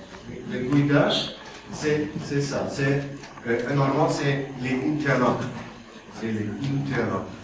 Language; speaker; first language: French; non-native, learner; German